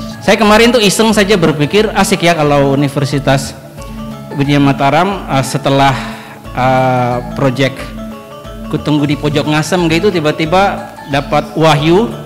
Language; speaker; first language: Indonesian; non-native, local second language; Javanese